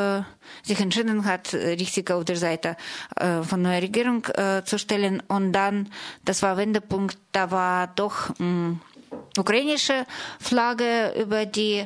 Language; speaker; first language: German; non-native, fluent; Russian